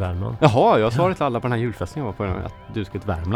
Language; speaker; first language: Swedish; native; Swedish